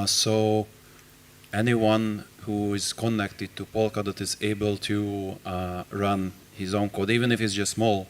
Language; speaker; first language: English; non-native, fluent; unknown